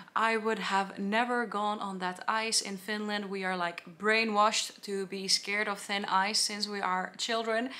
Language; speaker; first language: English; non-native, fluent; Finnish